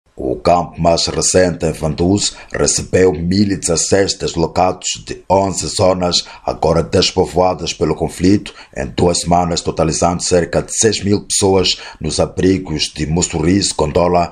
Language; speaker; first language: Portuguese; native; Portuguese